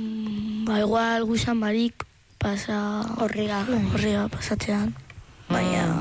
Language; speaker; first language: Basque; native; Basque